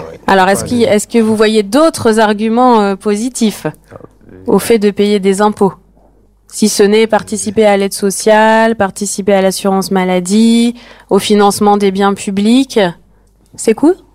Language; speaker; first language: French; native; French